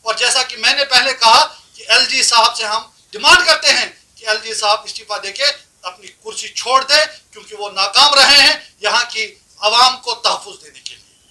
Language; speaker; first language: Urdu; non-native, local second language; Kashmiri